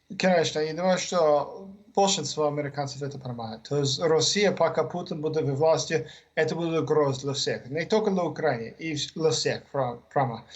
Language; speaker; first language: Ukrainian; non-native, learner; English